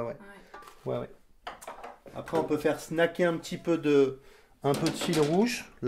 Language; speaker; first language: French; native; French